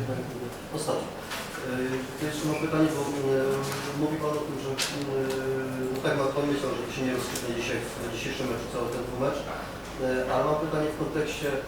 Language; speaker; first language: Polish; native; Polish